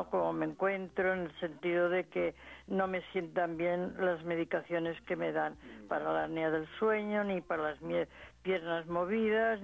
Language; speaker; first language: Spanish; native; Spanish